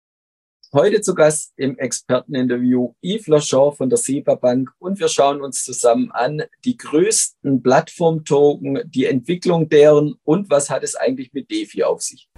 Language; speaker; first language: German; native; German